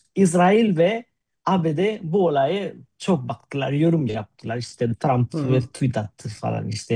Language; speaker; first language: Turkish; non-native, fluent; Spanish